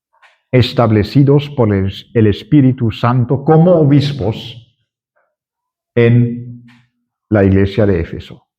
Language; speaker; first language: Spanish; non-native, fluent; German